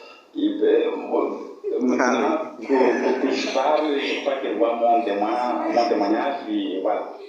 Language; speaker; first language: French; non-native, fluent; Portuguese